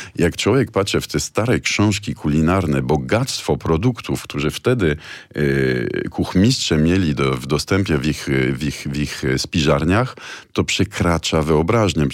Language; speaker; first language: Polish; non-native, fluent; French